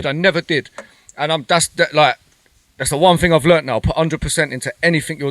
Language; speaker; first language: English; native; English